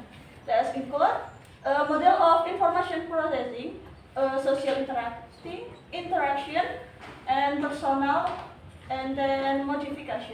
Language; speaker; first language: English; non-native, learner; Indonesian